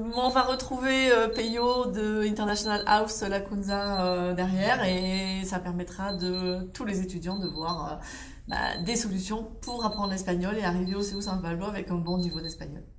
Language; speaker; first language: French; native; French